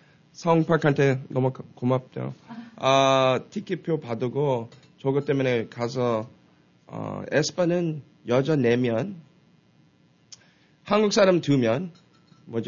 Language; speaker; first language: Korean; early bilingual, heritage; Korean